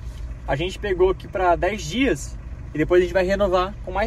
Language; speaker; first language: Portuguese; native; Portuguese